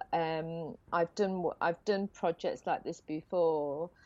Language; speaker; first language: English; native; English